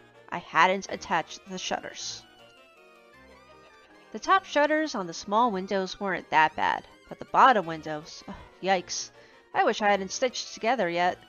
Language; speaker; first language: English; native; English